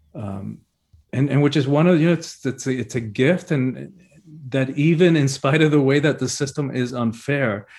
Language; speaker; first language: English; early bilingual, other home language; Spanish